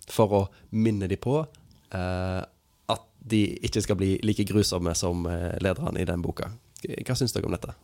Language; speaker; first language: Norwegian; native; Norwegian